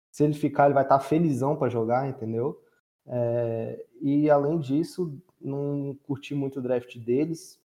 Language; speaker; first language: Portuguese; native; Portuguese